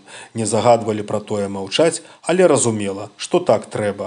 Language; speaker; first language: Belarusian; native; Belarusian